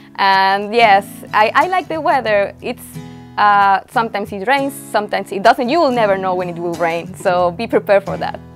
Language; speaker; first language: English; non-native, fluent; Spanish